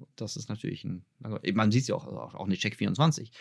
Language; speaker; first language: German; native; German